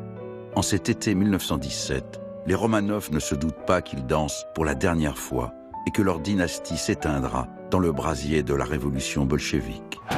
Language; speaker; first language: French; native; French